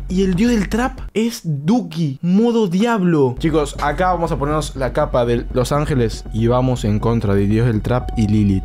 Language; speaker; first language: Spanish; early bilingual, other home language; Chinese